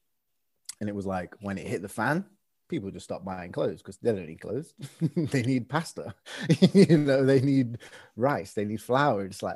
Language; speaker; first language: English; native; English